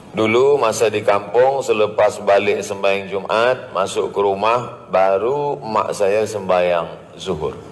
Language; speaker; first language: Malay; native; Malay